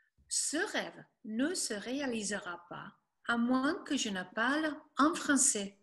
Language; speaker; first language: French; non-native, fluent; English